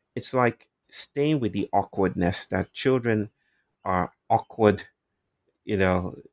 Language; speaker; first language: English; non-native, local second language; Yoruba